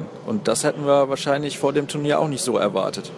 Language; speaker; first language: German; native; German